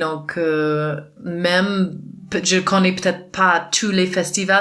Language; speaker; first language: French; non-native, fluent; English